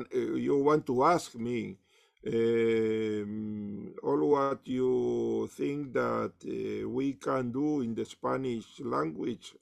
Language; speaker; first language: English; non-native, learner; Spanish